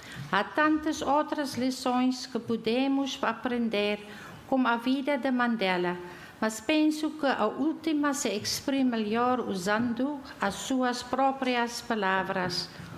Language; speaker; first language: Portuguese; non-native, fluent; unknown